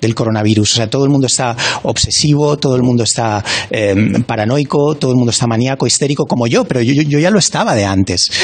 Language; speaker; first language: Spanish; native; Spanish